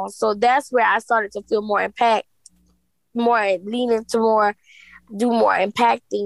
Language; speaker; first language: English; native; English